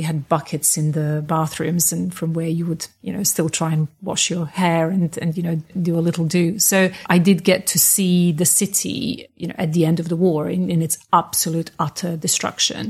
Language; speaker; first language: English; non-native, fluent; Bosnian